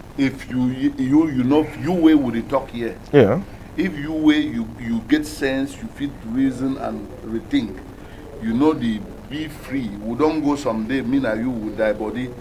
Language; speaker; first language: Nigerian Pidgin; native; Nigerian Pidgin